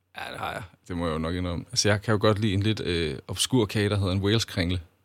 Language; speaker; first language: Danish; native; Danish